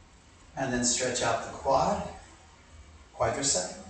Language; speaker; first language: English; native; English